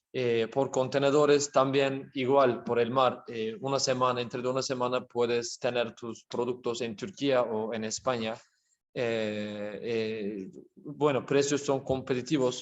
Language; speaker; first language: Spanish; non-native, learner; Turkish